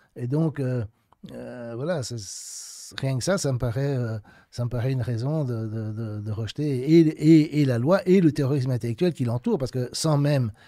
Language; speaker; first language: French; native; French